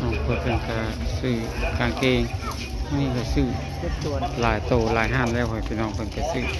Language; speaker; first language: Thai; non-native, local second language; Lao